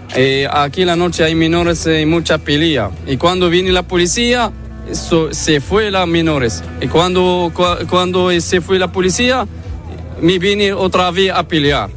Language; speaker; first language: Spanish; non-native, learner; Arabic